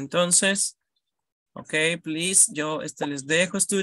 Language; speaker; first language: Spanish; native; Spanish